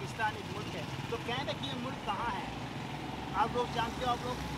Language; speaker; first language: Hindi; non-native, learner; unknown